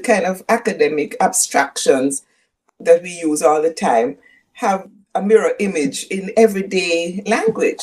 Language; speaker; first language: English; non-native, local second language; Jamaican Creole English